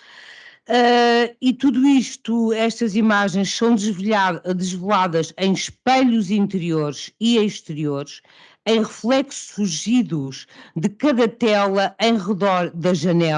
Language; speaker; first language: Portuguese; native; Portuguese